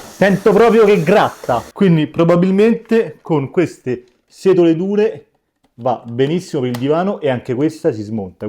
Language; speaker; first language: Italian; native; Italian